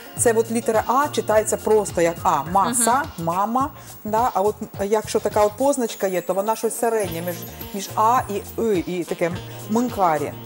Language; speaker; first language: Ukrainian; non-native, local second language; Romanian